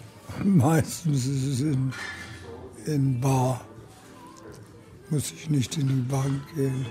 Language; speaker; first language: German; early bilingual, heritage; German